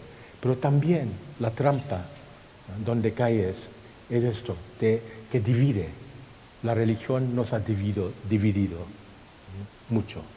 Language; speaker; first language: Spanish; non-native, fluent; Thai